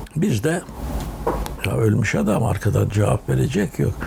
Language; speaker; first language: Turkish; native; Turkish